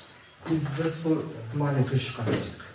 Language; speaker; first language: Russian; non-native, local second language; Azerbaijani